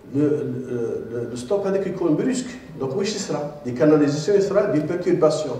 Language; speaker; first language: French; non-native, local second language; Arabic